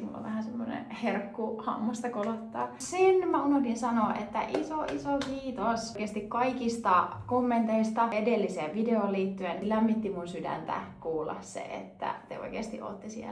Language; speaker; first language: Finnish; native; Finnish